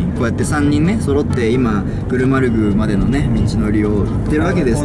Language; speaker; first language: Japanese; native; Japanese